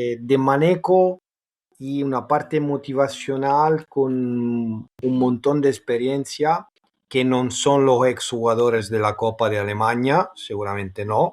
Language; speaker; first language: Spanish; non-native, fluent; Italian